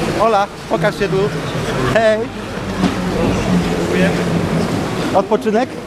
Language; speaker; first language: Polish; native; Polish